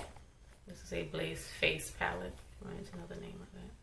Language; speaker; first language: English; native; English